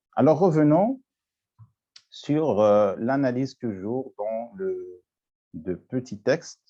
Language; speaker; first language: French; non-native, local second language; Arabic